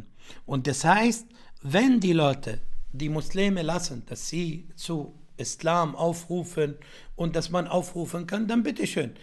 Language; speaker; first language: German; non-native, fluent; Arabic